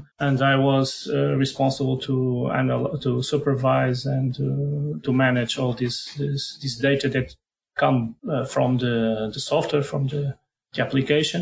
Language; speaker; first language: English; non-native, fluent; Portuguese